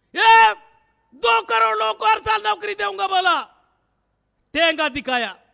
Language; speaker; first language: Hindi; native; Hindi